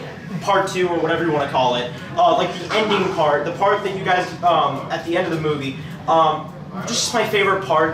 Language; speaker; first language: English; native; English